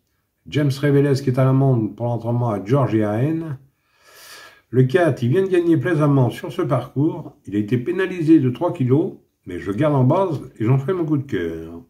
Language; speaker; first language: French; native; French